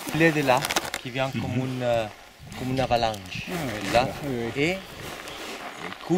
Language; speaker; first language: French; non-native, learner; Spanish